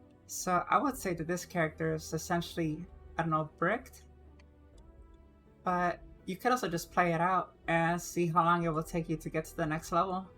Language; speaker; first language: English; native; English